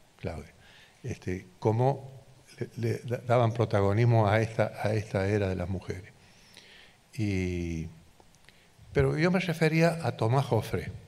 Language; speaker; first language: Spanish; native; Spanish